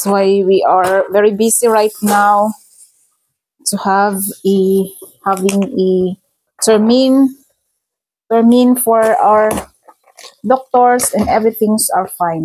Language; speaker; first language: English; non-native, local second language; Filipino